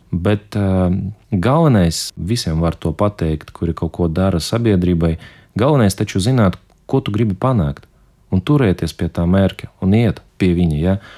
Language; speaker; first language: Latvian; non-native, local second language; Russian